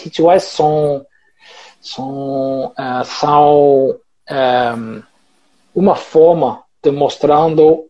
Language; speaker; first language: Portuguese; non-native, learner; English